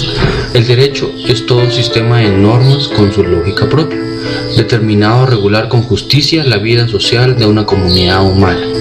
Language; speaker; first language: Spanish; native; Spanish